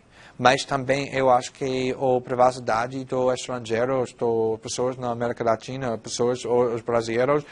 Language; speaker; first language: Portuguese; non-native, fluent; English